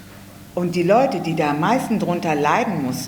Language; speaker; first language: German; native; German